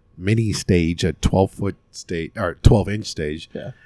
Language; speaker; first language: English; early bilingual, other home language; Hindi